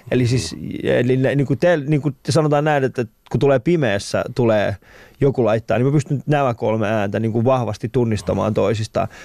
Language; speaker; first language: Finnish; early bilingual, other home language; Persian